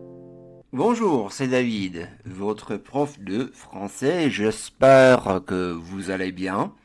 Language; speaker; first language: French; non-native, fluent; English